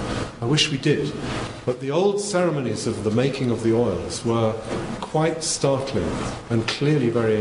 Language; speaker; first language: English; native; English